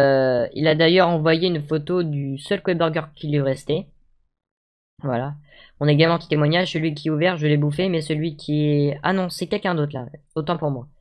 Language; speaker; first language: French; native; French